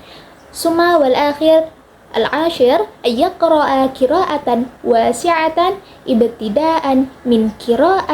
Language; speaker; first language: Arabic; non-native, learner; Indonesian